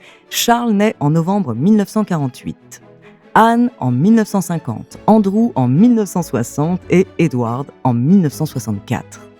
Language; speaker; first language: French; native; French